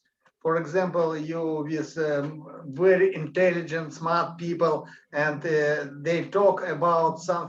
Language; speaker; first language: English; non-native, learner; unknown